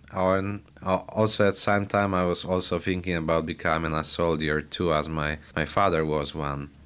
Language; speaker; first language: English; non-native, fluent; Polish